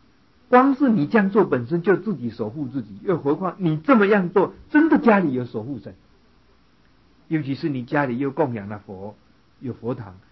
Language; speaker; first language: Chinese; native; Chinese